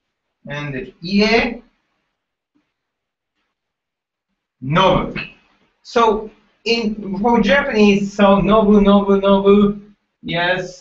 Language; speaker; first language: English; non-native, learner; Japanese